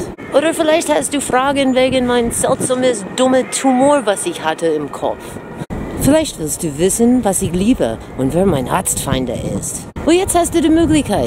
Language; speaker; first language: German; non-native, fluent; English